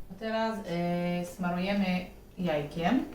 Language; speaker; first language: Polish; non-native, learner; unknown